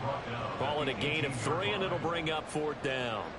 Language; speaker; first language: English; native; English